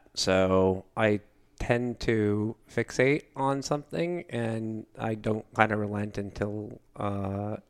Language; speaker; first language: English; native; English